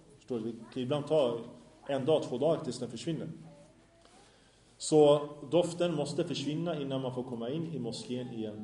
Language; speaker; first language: Swedish; early bilingual, other home language; Arabic